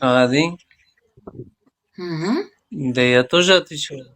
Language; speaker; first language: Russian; non-native, local second language; Uzbek